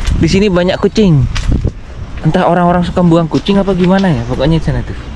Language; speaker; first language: Indonesian; native; Indonesian